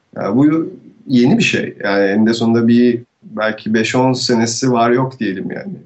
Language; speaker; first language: Turkish; native; Turkish